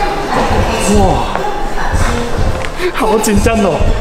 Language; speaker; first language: Chinese; non-native, learner; Japanese